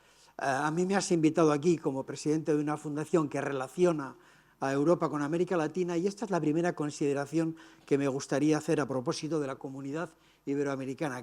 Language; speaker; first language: Spanish; native; Spanish